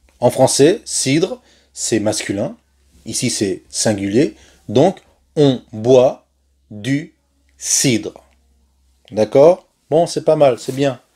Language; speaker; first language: French; non-native, fluent; Spanish